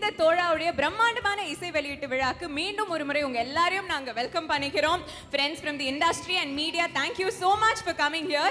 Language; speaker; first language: Tamil; native; Tamil